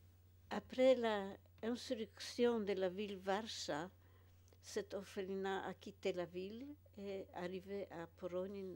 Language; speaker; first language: French; non-native, fluent; Polish